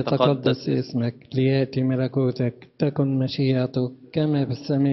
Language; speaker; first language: Arabic; native; Arabic